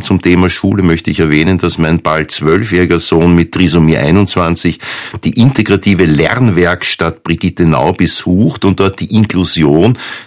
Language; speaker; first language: German; native; German